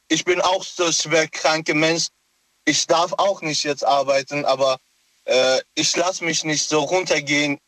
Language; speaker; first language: German; non-native, local second language; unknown